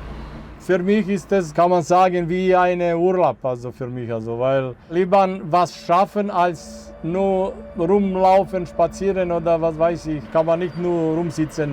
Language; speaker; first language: German; non-native, fluent; Serbian